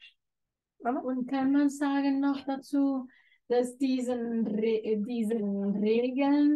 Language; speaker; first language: German; non-native, fluent; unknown